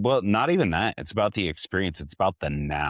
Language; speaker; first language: English; native; English